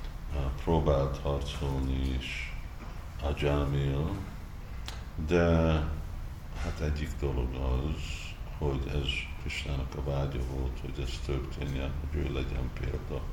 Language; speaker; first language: Hungarian; early bilingual, heritage; Hungarian